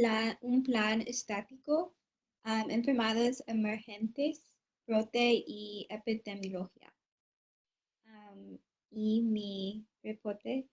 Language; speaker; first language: Spanish; non-native, learner; English